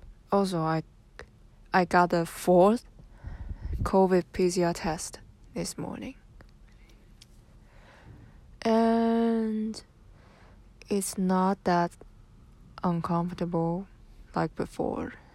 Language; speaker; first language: English; non-native, learner; Chinese